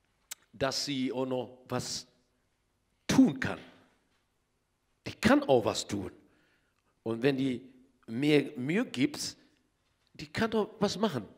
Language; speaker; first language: German; non-native, learner; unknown